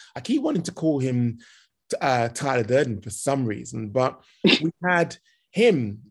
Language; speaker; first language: English; native; English